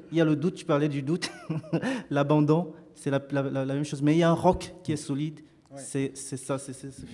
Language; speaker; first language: French; native; French